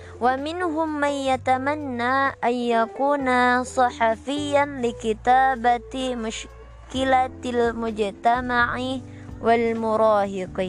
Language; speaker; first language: Arabic; non-native, learner; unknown